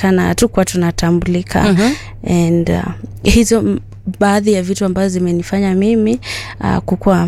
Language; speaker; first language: Swahili; non-native, local second language; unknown